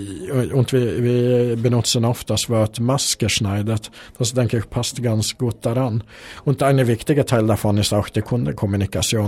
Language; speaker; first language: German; non-native, fluent; Swedish